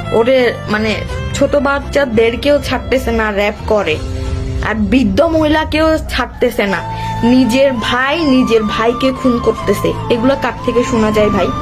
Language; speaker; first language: Bangla; non-native, local second language; Chakma